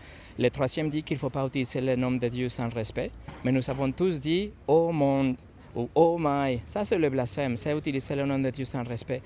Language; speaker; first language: French; non-native, fluent; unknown